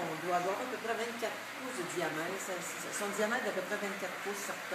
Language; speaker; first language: French; native; French